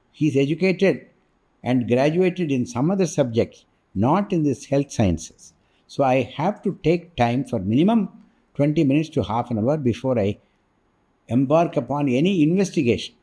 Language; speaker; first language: English; non-native, local second language; Tamil